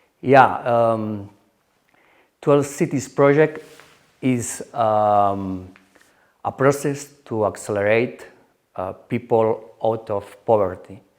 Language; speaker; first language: English; non-native, learner; Spanish